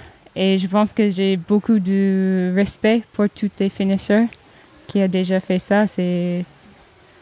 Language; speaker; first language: French; non-native, learner; English